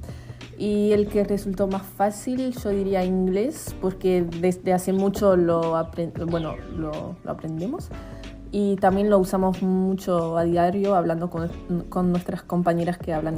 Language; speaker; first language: Spanish; early bilingual, heritage; Spanish